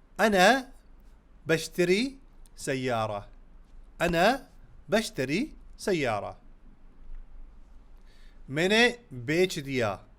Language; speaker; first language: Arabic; non-native, fluent; Urdu